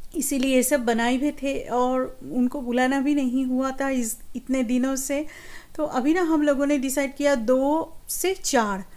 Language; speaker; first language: Hindi; non-native, local second language; Bangla